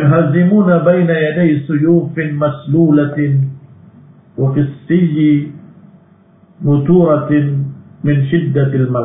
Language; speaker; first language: Arabic; non-native, fluent; Indonesian